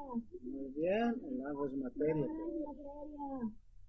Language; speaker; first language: Spanish; native; Spanish